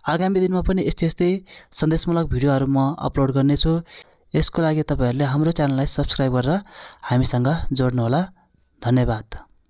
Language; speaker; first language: Nepali; non-native, local second language; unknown